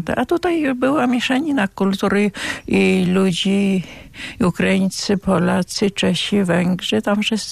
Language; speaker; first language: Polish; non-native, local second language; Ukrainian